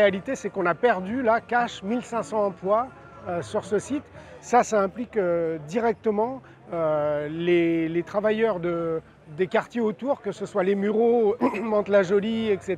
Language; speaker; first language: French; native; French